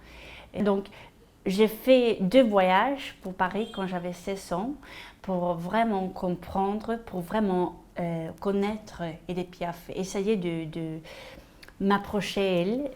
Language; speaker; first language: French; non-native, fluent; Swedish